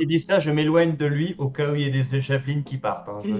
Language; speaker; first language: French; native; French